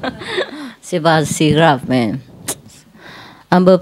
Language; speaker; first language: French; non-native, learner; Vietnamese